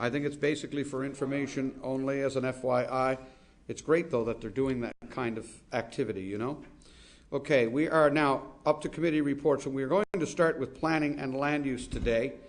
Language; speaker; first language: English; native; English